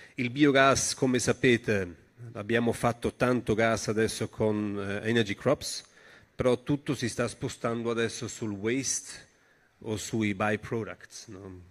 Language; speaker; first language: Italian; non-native, local second language; German